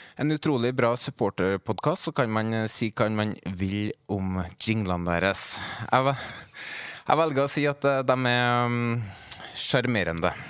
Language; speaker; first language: Norwegian; native; Norwegian